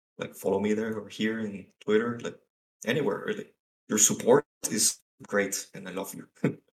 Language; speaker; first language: English; non-native, fluent; Spanish